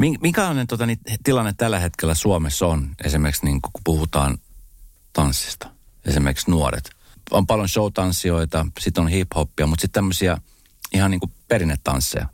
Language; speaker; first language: Finnish; native; Finnish